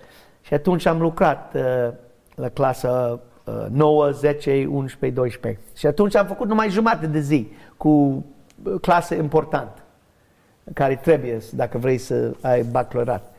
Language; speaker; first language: Romanian; non-native, learner; English